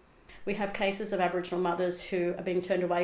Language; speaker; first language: English; native; English